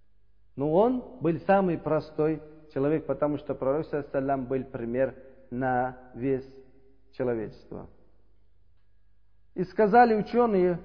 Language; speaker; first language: Russian; non-native, learner; Uzbek